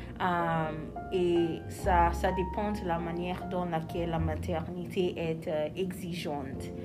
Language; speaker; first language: French; non-native, learner; English